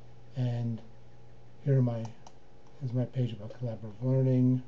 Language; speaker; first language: English; native; English